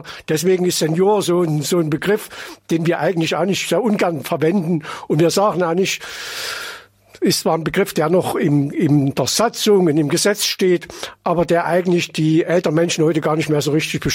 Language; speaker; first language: German; native; German